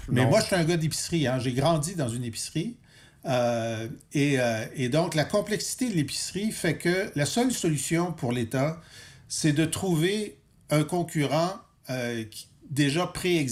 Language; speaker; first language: French; native; French